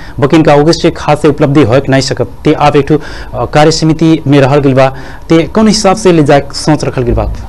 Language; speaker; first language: Bhojpuri; non-native, local second language; Rana Tharu